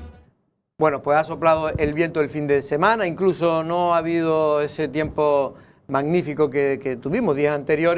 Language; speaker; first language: Spanish; native; Spanish